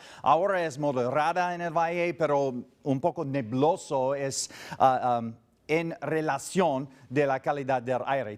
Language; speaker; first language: Spanish; non-native, learner; English